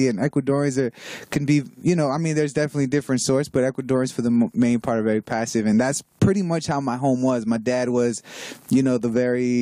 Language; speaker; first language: English; native; English